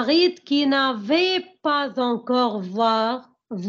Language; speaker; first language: French; non-native, learner; Arabic